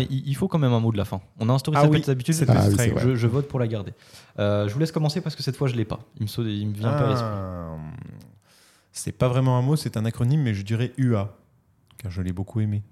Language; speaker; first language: French; native; French